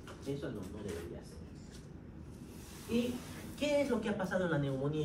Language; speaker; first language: Spanish; native; Spanish